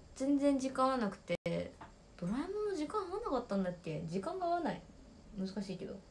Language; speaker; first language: Japanese; native; Japanese